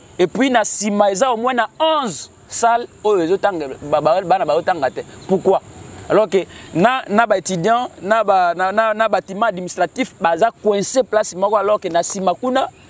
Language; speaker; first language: Lingala; native; Lingala